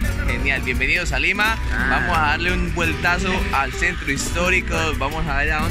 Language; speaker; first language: Spanish; native; Spanish